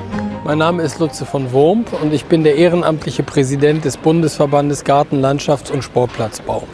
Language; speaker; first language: German; native; German